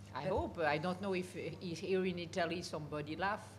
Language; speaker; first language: English; non-native, learner; French